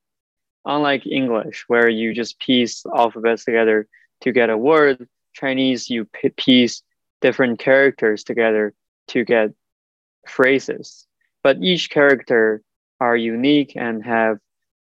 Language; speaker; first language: English; non-native, fluent; Chinese